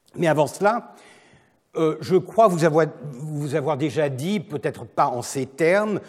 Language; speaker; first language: French; non-native, fluent; Turkish